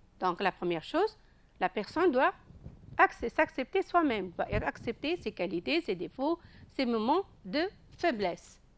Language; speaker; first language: French; non-native, local second language; Arabic